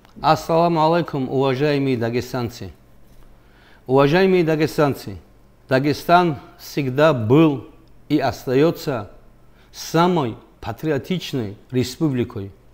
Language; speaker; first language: Russian; non-native, local second language; Avaric